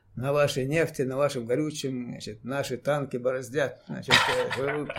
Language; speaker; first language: Russian; non-native, local second language; Chechen